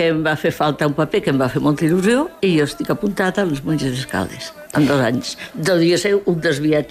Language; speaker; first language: Catalan; early bilingual, other home language; Spanish